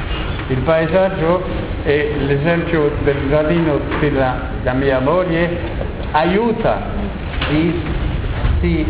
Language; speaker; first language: Italian; non-native, learner; French